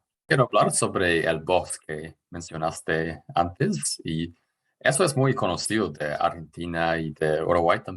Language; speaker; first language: Spanish; non-native, fluent; English